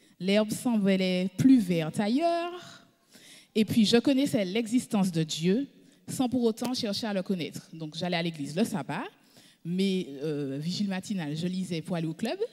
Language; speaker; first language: French; native; French